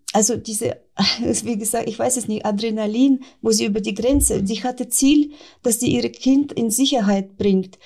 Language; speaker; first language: German; non-native, fluent; Ukrainian